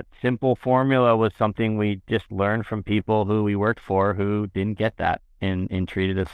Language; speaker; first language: English; native; English